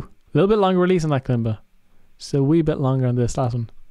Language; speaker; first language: English; native; English